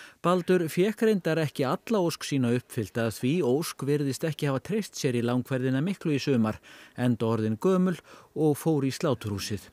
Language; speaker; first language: Icelandic; native; Icelandic